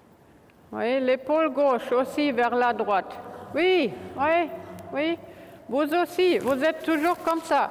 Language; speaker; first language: French; non-native, fluent; German